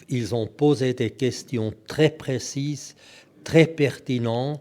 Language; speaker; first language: French; non-native, local second language; German